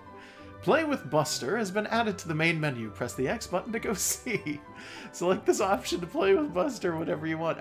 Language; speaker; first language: English; native; English